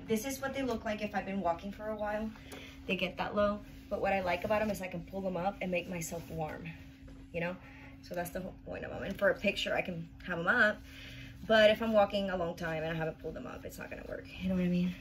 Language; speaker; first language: English; early bilingual, other home language; Spanish